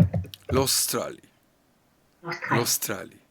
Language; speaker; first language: French; non-native, learner; English